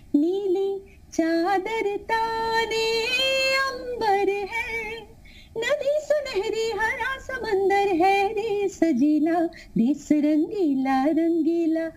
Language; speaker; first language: Hindi; non-native, local second language; Tamil